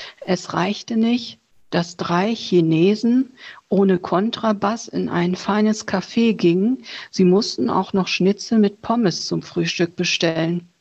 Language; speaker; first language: German; early bilingual, other home language; Chinese